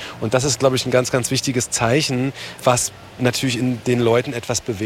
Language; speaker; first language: German; native; German